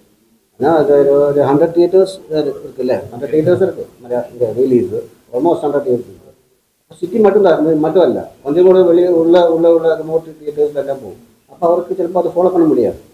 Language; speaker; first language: Tamil; non-native, local second language; Malayalam